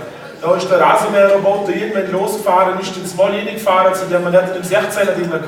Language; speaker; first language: German; native; German